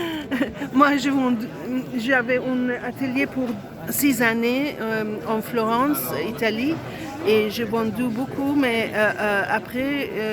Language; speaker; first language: French; non-native, learner; Italian